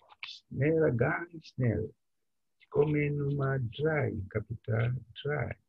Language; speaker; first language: German; non-native, fluent; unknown